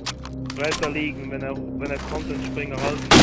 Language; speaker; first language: German; non-native, local second language; Swedish